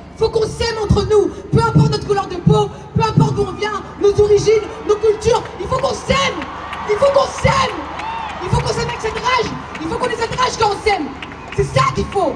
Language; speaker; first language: French; early bilingual, other home language; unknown